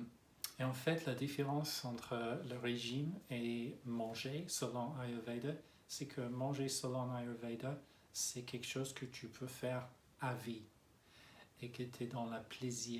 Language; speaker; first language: French; non-native, fluent; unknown